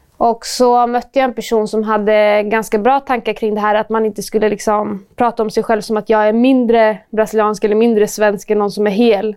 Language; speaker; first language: Swedish; native; Swedish